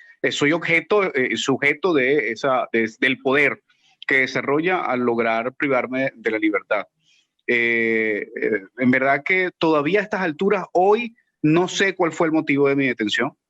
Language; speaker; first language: Spanish; native; Spanish